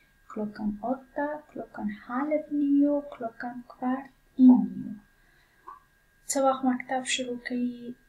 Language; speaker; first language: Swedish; non-native, fluent; Pashto